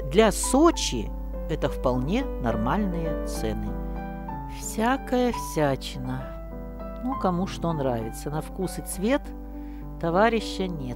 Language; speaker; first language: Russian; native; Russian